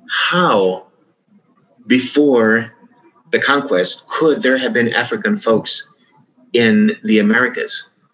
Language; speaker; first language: English; early bilingual, other home language; Spanish